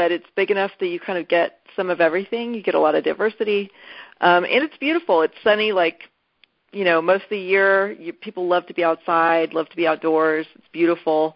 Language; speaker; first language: English; native; English